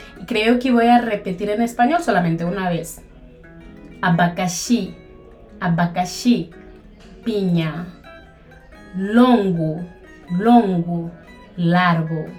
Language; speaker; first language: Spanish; non-native, fluent; Portuguese